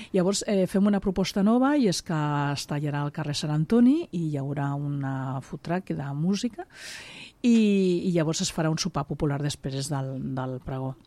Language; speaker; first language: Catalan; native; Catalan